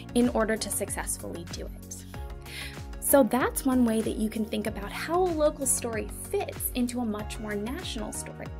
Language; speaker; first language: English; native; English